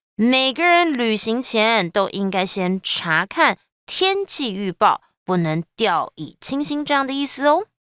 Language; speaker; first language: Chinese; native; Chinese